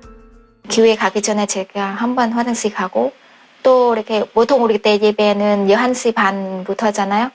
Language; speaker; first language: Korean; non-native, fluent; Vietnamese